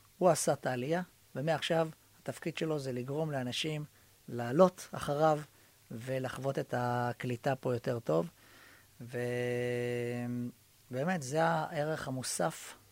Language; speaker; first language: Hebrew; native; Hebrew